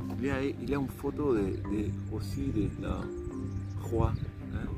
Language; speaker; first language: French; non-native, learner; Spanish